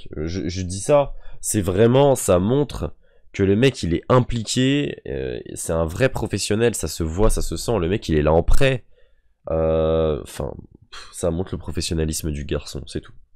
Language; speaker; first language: French; native; French